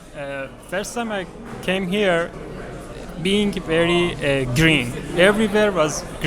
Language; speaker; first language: English; non-native, learner; Persian